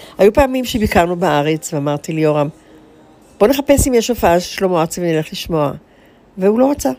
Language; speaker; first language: Hebrew; native; Hebrew